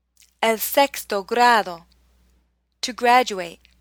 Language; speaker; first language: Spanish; non-native, fluent; English